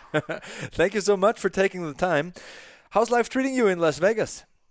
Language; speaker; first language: English; non-native, fluent; German